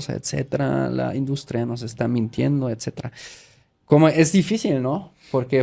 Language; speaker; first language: Spanish; native; Spanish